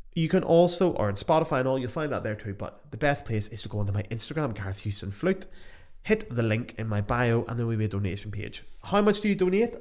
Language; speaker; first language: English; native; English